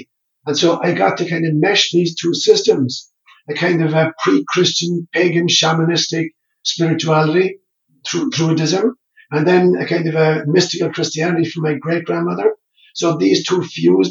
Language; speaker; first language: English; non-native, local second language; Irish